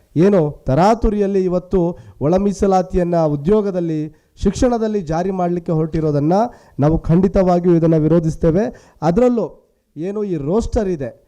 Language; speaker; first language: Kannada; non-native, local second language; Lambadi